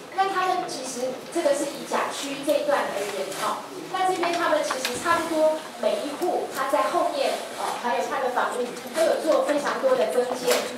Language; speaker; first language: Chinese; native; Chinese